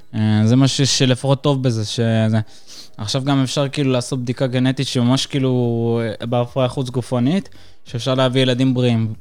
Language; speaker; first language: Hebrew; early bilingual, other home language; Russian